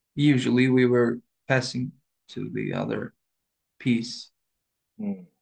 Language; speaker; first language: English; non-native, learner; Turkish